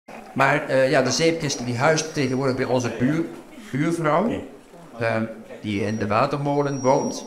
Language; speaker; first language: Dutch; native; Dutch